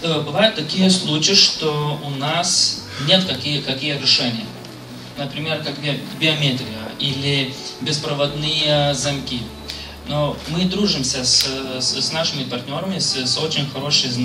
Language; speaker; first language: Russian; non-native, fluent; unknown